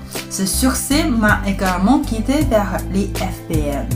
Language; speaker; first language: French; non-native, fluent; Chinese